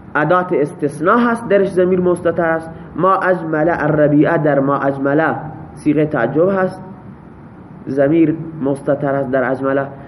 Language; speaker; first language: Persian; non-native, local second language; Baluchi